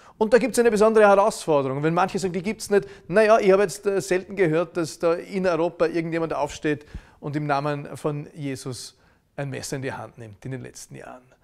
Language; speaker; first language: German; native; German